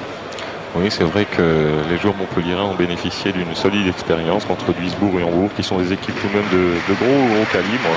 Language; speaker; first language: French; native; French